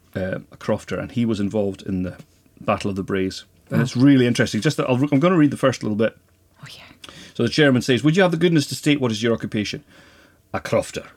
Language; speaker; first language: English; native; English